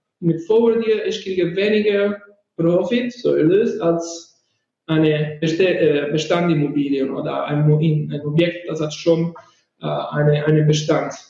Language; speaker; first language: German; non-native, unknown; Italian